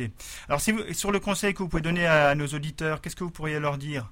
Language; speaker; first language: French; native; French